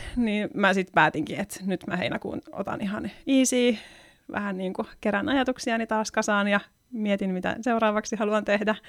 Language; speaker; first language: Finnish; native; Finnish